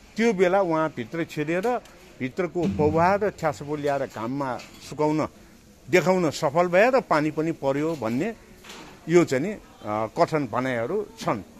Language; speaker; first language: Nepali; non-native, local second language; Newari